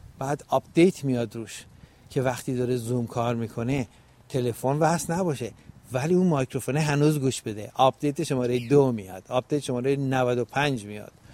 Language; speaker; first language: Persian; native; Persian